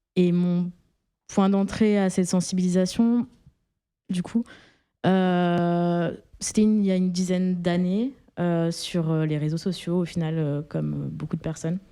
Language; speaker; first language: French; native; French